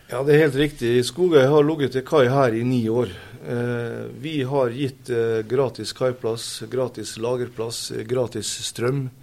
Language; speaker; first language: Norwegian; native; Norwegian